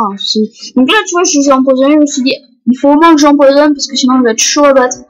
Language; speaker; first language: French; native; French